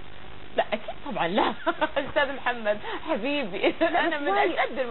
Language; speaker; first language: Arabic; native; Arabic